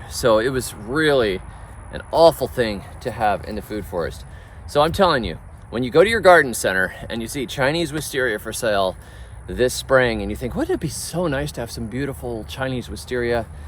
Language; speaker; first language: English; native; English